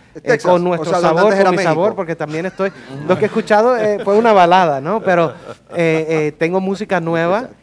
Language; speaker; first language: Spanish; early bilingual, heritage; Spanish